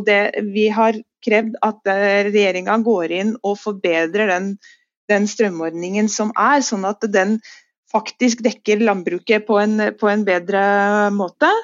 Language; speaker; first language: Norwegian; native; Norwegian